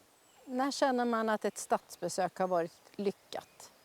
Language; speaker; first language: Swedish; native; Swedish